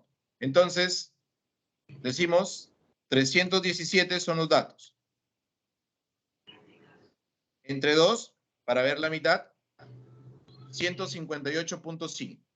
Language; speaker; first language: Spanish; native; Spanish